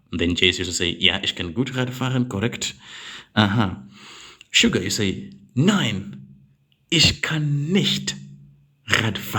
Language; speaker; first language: German; non-native, learner; English